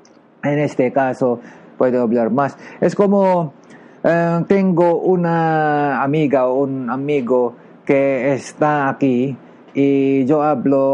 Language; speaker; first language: Spanish; non-native, learner; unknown